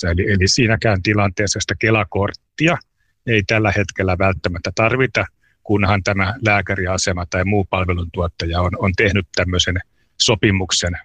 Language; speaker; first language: Finnish; native; Finnish